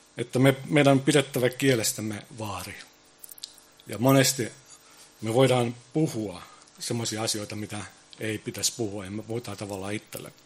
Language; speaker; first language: Finnish; early bilingual, heritage; Finnish